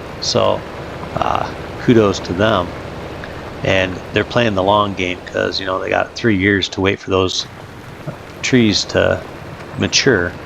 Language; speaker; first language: English; native; English